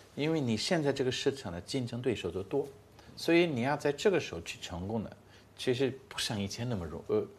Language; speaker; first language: Chinese; non-native, fluent; English